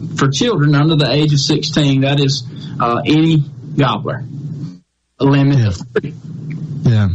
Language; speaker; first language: English; native; English